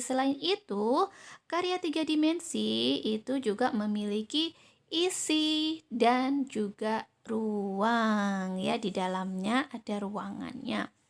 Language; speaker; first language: Indonesian; native; Indonesian